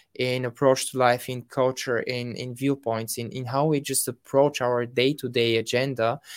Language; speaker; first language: English; non-native, fluent; Bulgarian